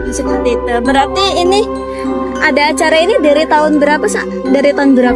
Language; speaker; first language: Indonesian; native; Indonesian